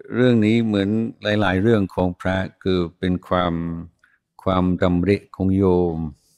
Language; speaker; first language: Thai; non-native, fluent; English